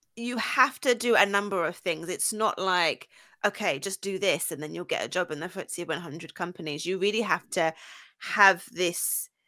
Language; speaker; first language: English; native; English